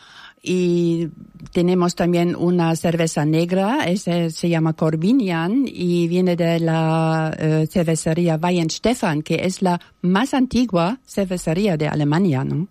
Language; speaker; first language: Spanish; non-native, fluent; German